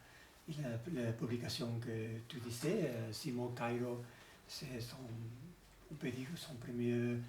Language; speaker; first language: French; non-native, learner; Spanish